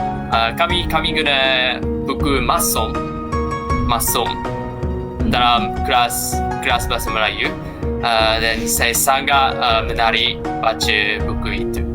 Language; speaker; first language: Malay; non-native, learner; Japanese